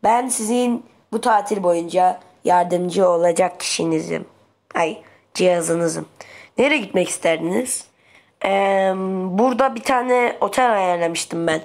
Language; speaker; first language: Turkish; native; Turkish